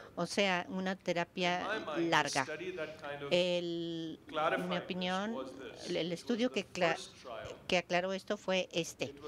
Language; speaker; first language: Spanish; non-native, fluent; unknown